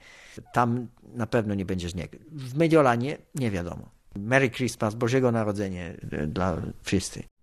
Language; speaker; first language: Polish; non-native, learner; Italian